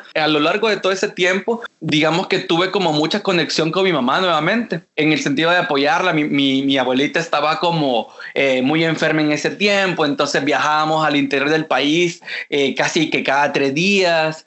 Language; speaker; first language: Spanish; native; Spanish